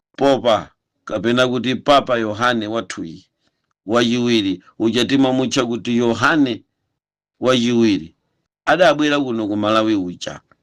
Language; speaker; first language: Nyanja; native; Nyanja